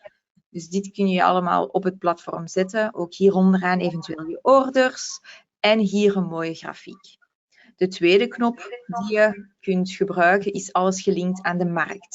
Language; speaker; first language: Dutch; native; Dutch